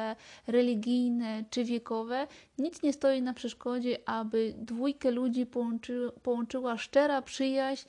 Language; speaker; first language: Polish; native; Polish